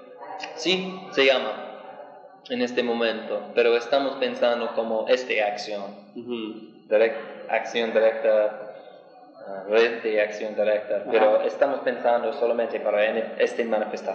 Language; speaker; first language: Spanish; non-native, learner; English